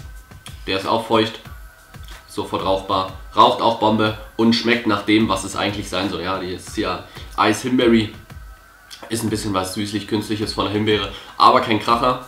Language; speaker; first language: German; native; German